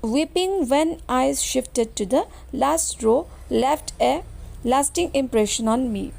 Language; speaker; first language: English; non-native, local second language; Assamese